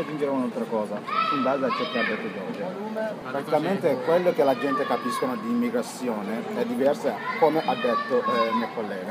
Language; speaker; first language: Italian; non-native, fluent; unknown